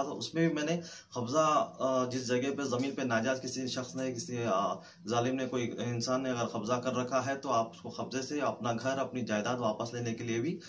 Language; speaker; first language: Urdu; native; Urdu